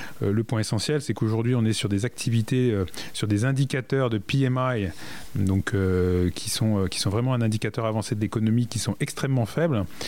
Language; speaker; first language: French; native; French